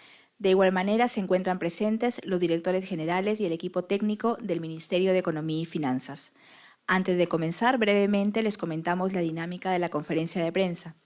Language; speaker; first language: Spanish; native; Spanish